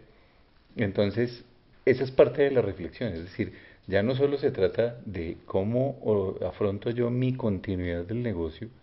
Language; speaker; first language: Spanish; native; Spanish